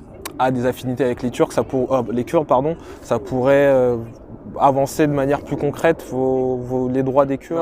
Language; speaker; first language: French; native; French